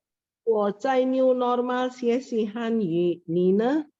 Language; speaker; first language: Chinese; non-native, learner; Indonesian